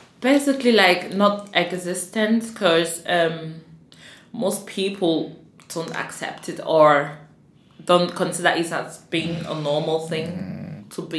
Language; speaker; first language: English; native; English